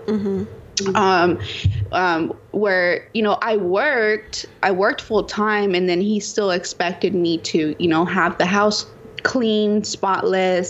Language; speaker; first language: English; early bilingual, other home language; Spanish